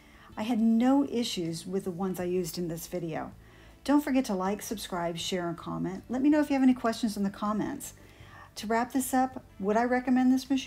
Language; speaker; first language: English; native; English